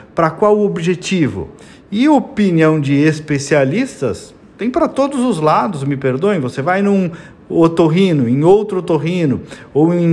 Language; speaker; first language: Portuguese; native; Portuguese